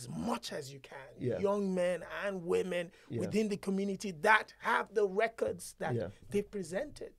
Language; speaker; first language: English; non-native, local second language; Yoruba